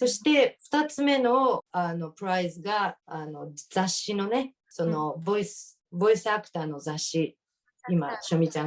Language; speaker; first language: Japanese; native; Japanese